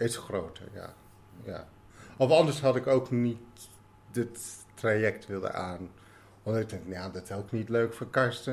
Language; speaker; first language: Dutch; non-native, fluent; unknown